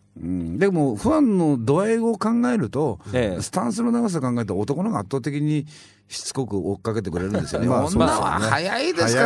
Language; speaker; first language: Japanese; native; Japanese